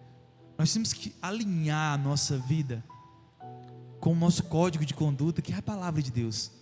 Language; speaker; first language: Portuguese; native; Portuguese